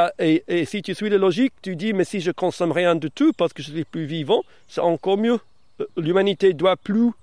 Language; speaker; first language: French; early bilingual, other home language; English